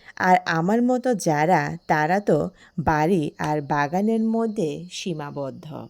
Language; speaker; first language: Bangla; non-native, local second language; Marma